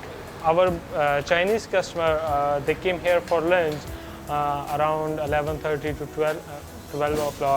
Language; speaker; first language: English; non-native, learner; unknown